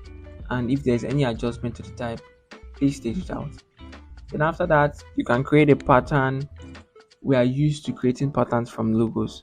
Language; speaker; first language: English; non-native, local second language; Yoruba